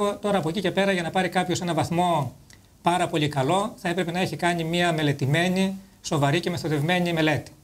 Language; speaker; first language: Greek; native; Greek